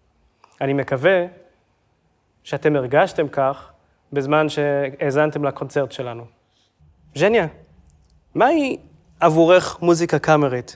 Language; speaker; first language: Hebrew; native; Hebrew